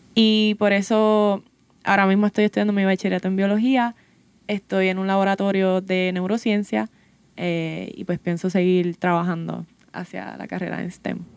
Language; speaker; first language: Spanish; native; Spanish